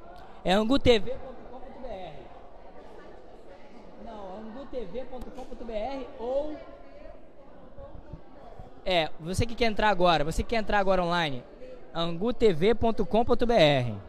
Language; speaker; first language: Portuguese; native; Portuguese